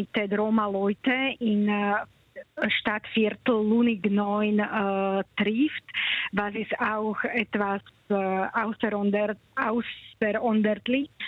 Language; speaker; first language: German; non-native, fluent; Slovak